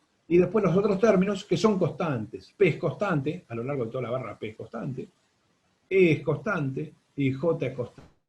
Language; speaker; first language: Spanish; native; Spanish